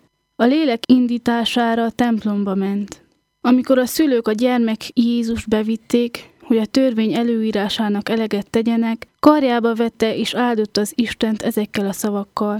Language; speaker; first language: Hungarian; native; Hungarian